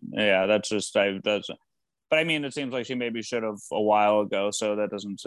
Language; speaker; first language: English; native; English